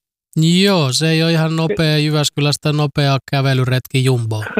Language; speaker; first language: Finnish; native; Finnish